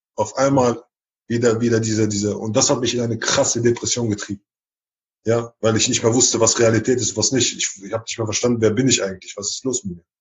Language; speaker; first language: German; early bilingual, other home language; Chechen